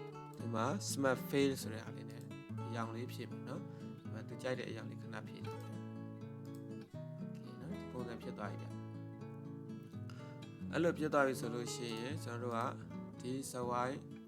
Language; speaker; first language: Burmese; native; Burmese